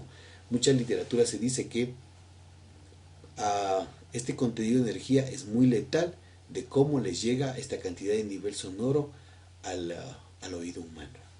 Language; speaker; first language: Spanish; native; Spanish